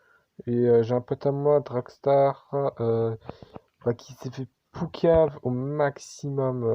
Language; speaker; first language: French; native; French